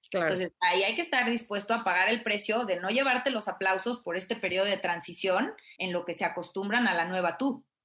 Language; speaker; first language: Spanish; native; Spanish